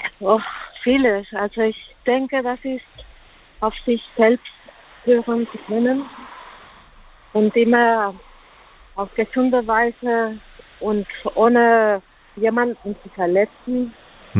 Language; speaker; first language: German; non-native, learner; Spanish